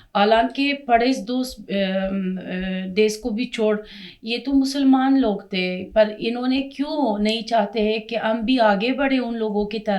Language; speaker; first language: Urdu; non-native, fluent; Persian